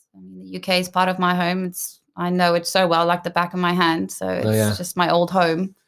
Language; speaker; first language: English; native; English